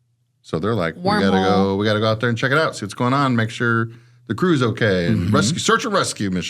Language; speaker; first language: English; native; English